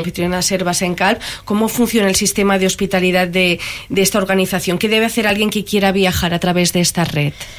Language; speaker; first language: Spanish; native; Spanish